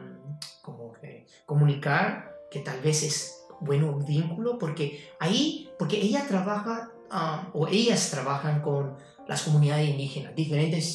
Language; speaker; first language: Spanish; non-native, fluent; Chinese